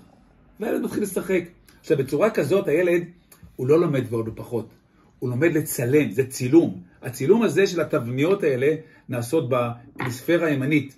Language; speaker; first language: Hebrew; native; Hebrew